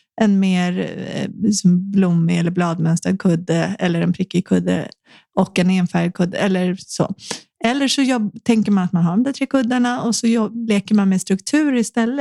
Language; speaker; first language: Swedish; native; Swedish